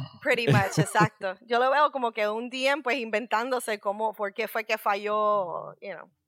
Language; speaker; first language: Spanish; native; Spanish